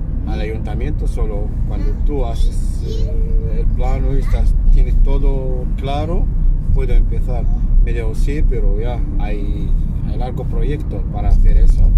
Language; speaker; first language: Spanish; non-native, fluent; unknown